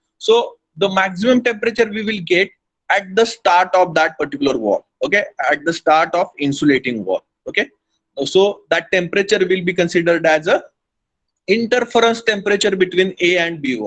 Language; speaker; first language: English; non-native, local second language; Hindi